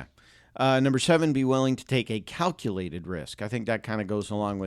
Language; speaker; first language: English; native; English